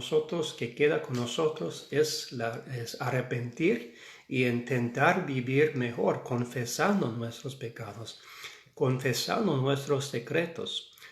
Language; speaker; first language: Spanish; non-native, fluent; English